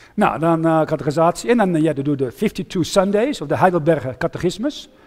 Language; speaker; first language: English; non-native, fluent; Dutch